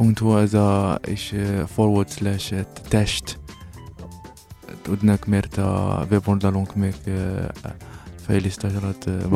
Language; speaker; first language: Hungarian; non-native, learner; Arabic